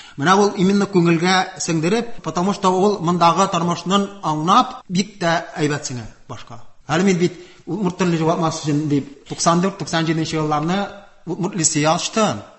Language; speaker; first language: Tatar; non-native, local second language; Udmurt